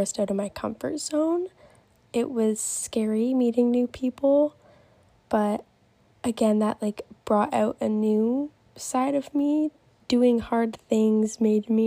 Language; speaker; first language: English; native; English